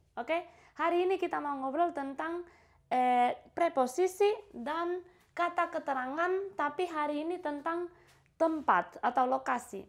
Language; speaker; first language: Indonesian; non-native, fluent; Spanish